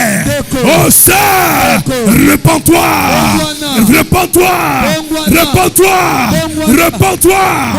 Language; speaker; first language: French; native; French